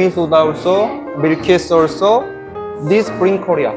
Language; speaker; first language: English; non-native, learner; Korean